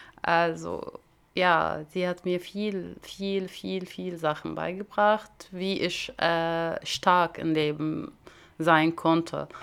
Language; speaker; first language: German; non-native, learner; Arabic